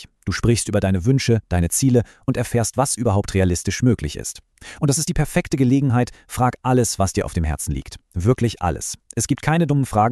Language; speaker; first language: German; native; German